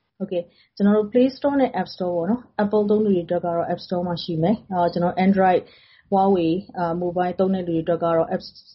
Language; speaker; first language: Burmese; native; Burmese